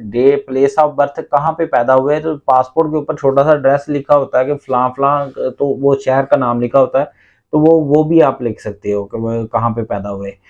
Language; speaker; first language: Urdu; non-native, local second language; Punjabi